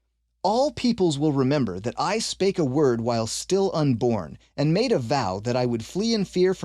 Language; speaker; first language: English; native; English